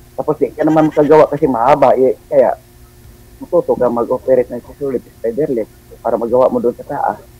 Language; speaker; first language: Filipino; non-native, local second language; Cebuano